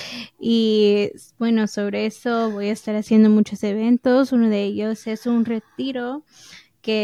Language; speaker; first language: Spanish; early bilingual, heritage; English